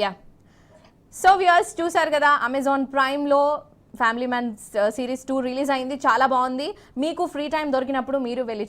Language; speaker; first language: Telugu; native; Telugu